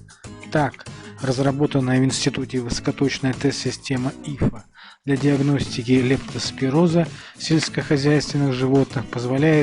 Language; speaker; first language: Russian; native; Russian